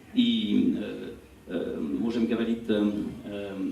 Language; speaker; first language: Russian; non-native, learner; French